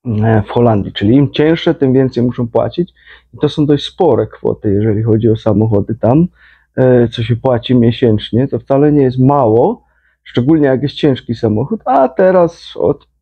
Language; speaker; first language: Polish; native; Polish